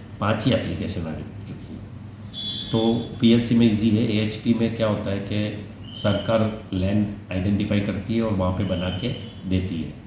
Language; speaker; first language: Hindi; non-native, local second language; Gujarati